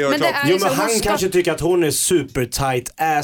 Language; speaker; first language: Swedish; native; Swedish